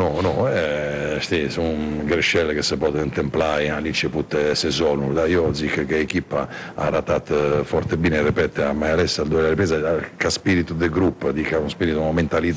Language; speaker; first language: Romanian; non-native, fluent; Italian